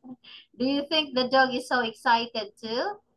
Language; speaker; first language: English; non-native, fluent; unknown